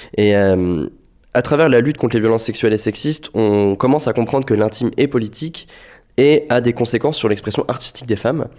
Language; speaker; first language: French; native; French